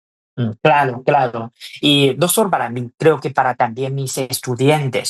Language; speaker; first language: Spanish; non-native, fluent; Chinese